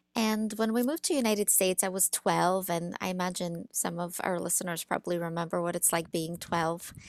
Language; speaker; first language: English; early bilingual, other home language; Russian